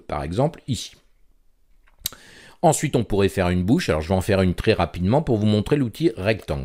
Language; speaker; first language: French; native; French